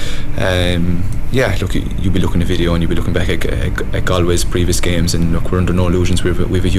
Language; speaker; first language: English; native; English